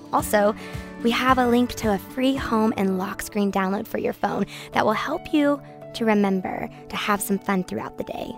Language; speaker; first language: English; native; English